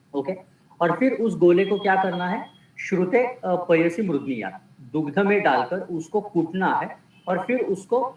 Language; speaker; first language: Hindi; non-native, local second language; Marathi